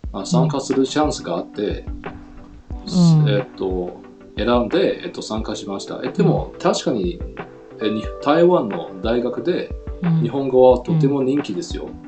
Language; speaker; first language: Japanese; non-native, fluent; Chinese